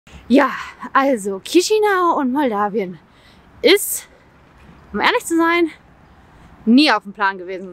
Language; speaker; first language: German; native; German